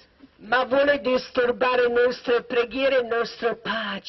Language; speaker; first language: Italian; non-native, learner; Croatian